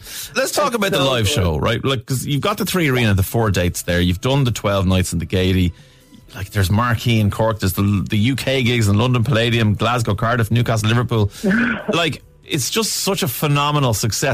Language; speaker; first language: English; native; English